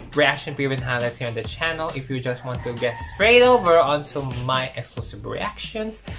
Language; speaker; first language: English; non-native, local second language; Filipino